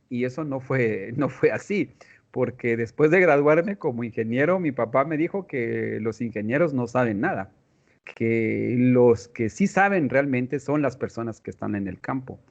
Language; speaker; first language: Spanish; non-native, local second language; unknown